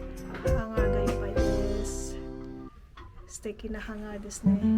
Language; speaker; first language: Japanese; non-native, fluent; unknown